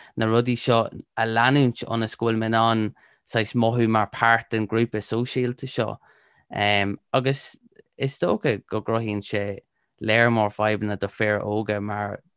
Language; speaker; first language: Irish; non-native, local second language; English